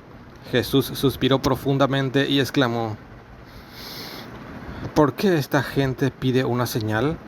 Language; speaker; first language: Spanish; native; Spanish